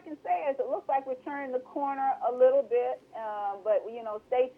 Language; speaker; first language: English; native; English